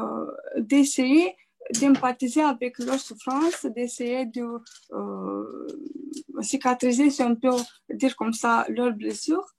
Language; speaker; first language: French; non-native, fluent; Romanian